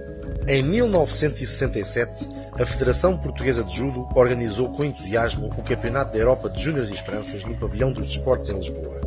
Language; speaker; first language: Portuguese; native; Portuguese